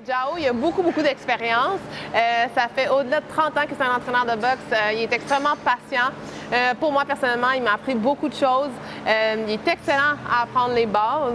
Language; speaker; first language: French; native; French